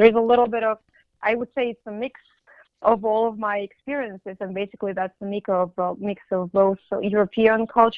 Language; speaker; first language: English; non-native, fluent; Russian